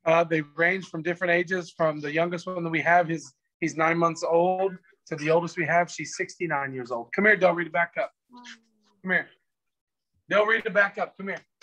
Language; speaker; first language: English; native; English